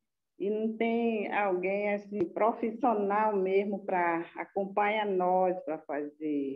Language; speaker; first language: Portuguese; non-native, local second language; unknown